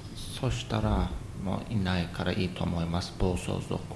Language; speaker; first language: Japanese; non-native, fluent; Azerbaijani